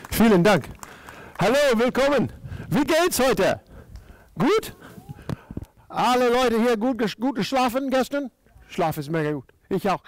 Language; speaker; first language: German; non-native, fluent; English